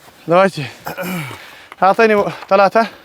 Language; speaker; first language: Arabic; non-native, learner; Tajik